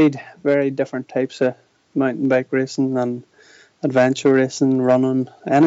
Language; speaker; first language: English; native; English